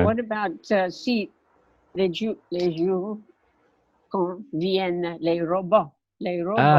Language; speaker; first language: French; non-native, learner; English